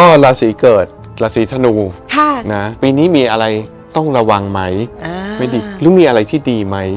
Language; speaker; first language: Thai; early bilingual, heritage; Thai